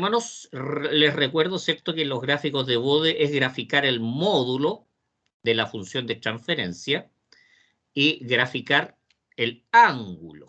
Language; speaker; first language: Spanish; native; Spanish